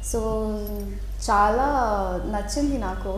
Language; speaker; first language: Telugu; non-native, local second language; Hindi